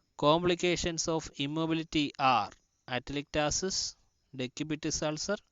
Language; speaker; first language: English; non-native, local second language; Malayalam